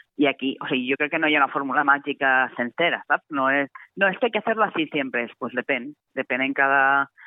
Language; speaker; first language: Spanish; non-native, local second language; Catalan